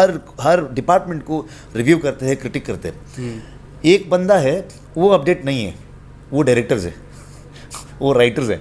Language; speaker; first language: Hindi; non-native, local second language; Kannada